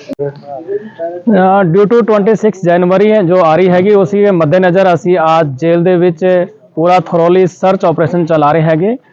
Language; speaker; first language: Hindi; non-native, local second language; Punjabi